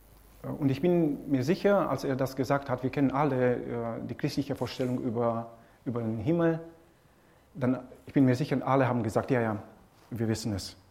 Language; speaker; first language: German; non-native, fluent; Romanian